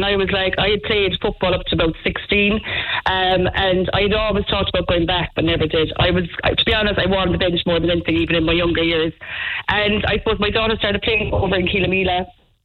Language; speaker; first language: English; native; English